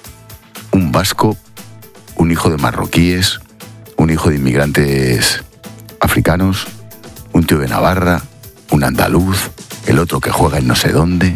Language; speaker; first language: Spanish; native; Spanish